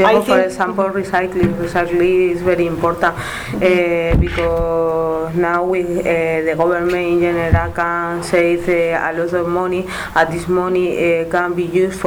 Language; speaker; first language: English; non-native, learner; Spanish